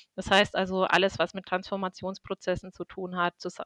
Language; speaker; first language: German; native; German